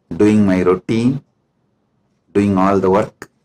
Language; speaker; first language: English; non-native, local second language; Tamil